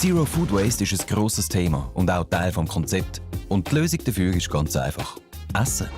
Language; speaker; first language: German; native; German